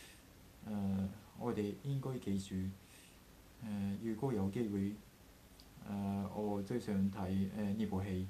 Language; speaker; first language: Cantonese; non-native, learner; Japanese